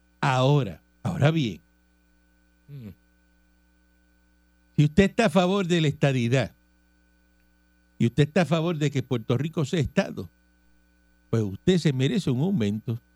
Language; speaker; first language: Spanish; native; Spanish